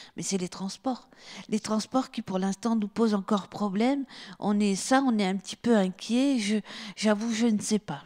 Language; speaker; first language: French; native; French